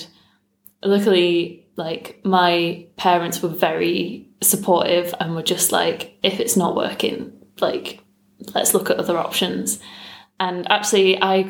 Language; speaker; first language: English; native; English